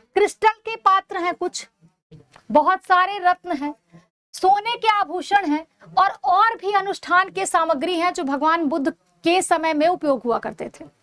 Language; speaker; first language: Hindi; native; Hindi